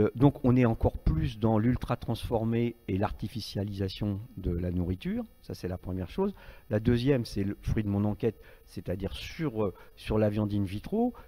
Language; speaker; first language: French; native; French